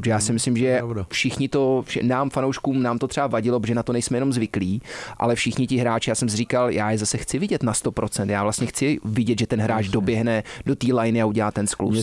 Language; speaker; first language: Czech; early bilingual, heritage; Czech